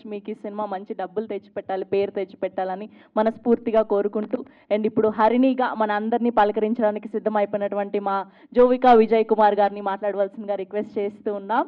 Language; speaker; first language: Telugu; native; Telugu